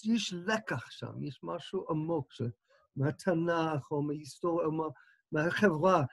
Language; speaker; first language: Hebrew; non-native, fluent; English